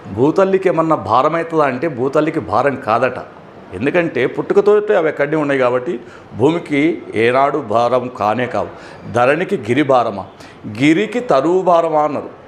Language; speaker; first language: Telugu; native; Telugu